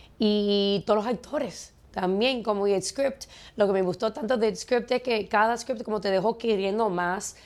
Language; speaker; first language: Spanish; early bilingual, heritage; Spanish